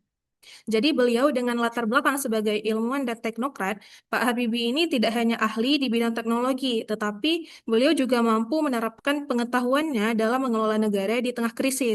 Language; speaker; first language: Indonesian; native; Indonesian